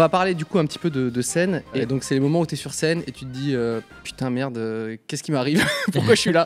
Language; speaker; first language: French; native; French